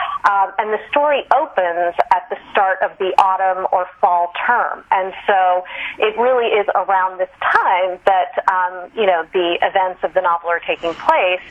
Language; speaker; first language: English; native; English